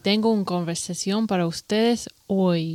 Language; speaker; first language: Spanish; non-native, learner; English